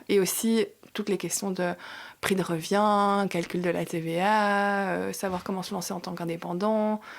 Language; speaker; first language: French; native; French